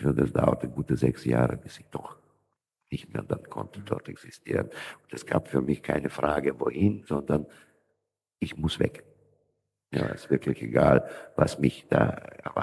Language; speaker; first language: German; non-native, fluent; Russian